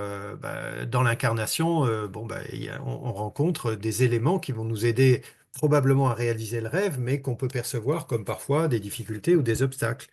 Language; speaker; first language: French; native; French